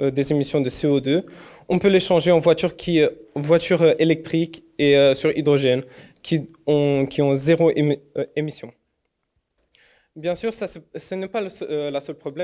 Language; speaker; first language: French; non-native, learner; Romanian